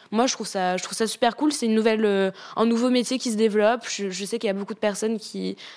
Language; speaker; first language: French; native; French